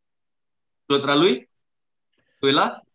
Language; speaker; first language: French; non-native, learner; Indonesian